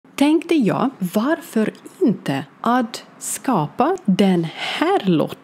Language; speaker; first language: Swedish; non-native, learner; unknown